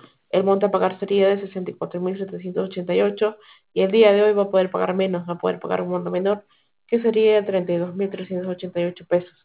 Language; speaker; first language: Spanish; native; Spanish